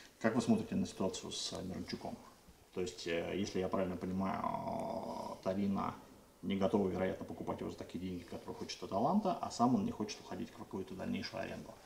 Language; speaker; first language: Russian; native; Russian